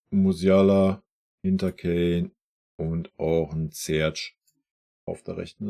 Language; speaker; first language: German; native; German